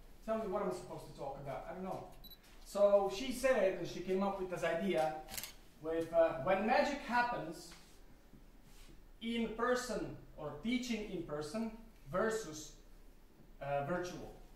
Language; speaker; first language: English; non-native, fluent; Slovak